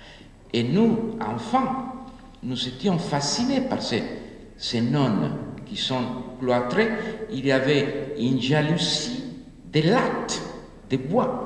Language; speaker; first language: French; non-native, fluent; Spanish